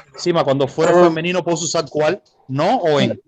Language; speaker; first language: Portuguese; non-native, learner; Spanish